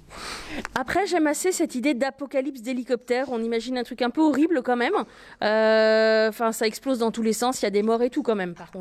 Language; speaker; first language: French; native; French